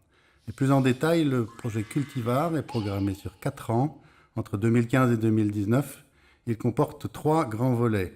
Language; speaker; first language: French; native; French